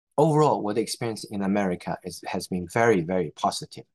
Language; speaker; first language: English; non-native, fluent; Chinese